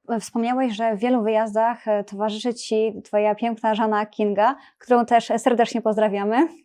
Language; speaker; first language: Polish; native; Polish